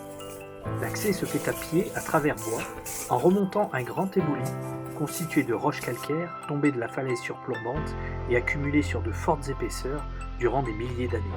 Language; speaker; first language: French; native; French